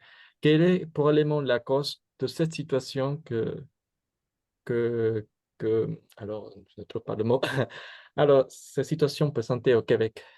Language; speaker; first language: French; non-native, fluent; Spanish